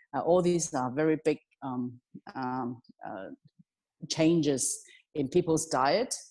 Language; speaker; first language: English; non-native, local second language; Cantonese